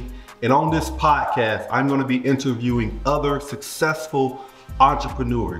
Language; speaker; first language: English; native; English